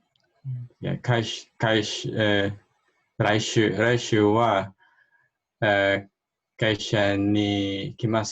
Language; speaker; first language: Japanese; non-native, learner; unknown